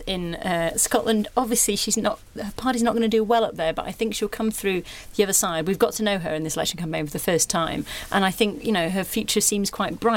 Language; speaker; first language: English; native; English